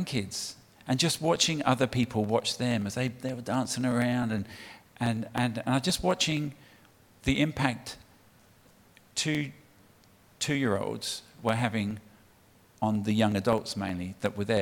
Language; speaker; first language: English; native; English